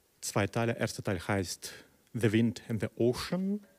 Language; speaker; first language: German; non-native, fluent; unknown